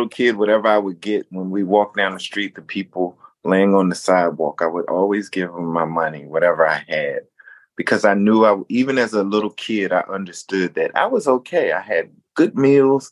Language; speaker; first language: English; native; English